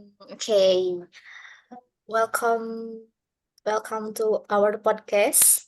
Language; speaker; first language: English; non-native, learner; Indonesian